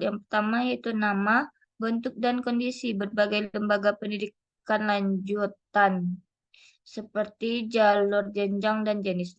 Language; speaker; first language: Indonesian; native; Indonesian